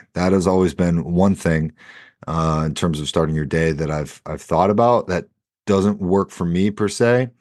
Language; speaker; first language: English; native; English